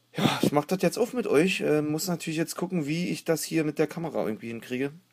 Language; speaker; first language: German; native; German